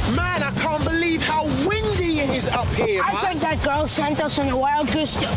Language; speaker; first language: English; native; English